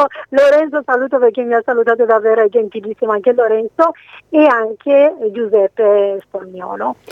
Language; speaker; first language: Italian; non-native, fluent; Persian